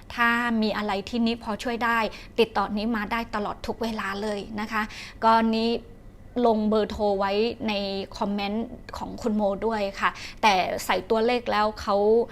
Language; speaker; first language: Thai; non-native, fluent; Shan